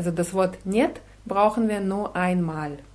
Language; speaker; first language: German; non-native, fluent; Russian